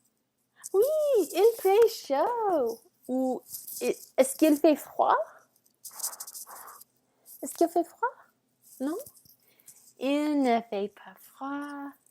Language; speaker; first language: French; non-native, fluent; English